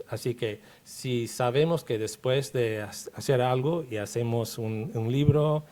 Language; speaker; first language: Spanish; non-native, fluent; English